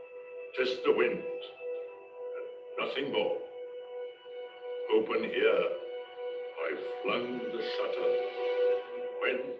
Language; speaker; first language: English; native; English